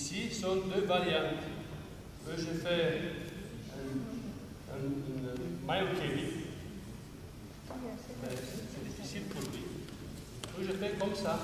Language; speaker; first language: French; non-native, fluent; Romanian